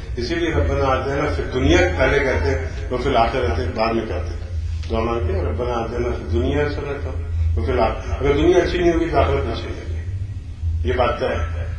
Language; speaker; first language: Urdu; native; Urdu